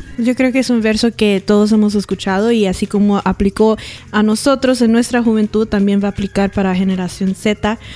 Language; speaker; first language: Spanish; early bilingual, heritage; Spanish